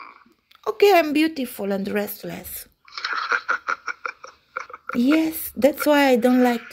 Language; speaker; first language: English; non-native, learner; Romanian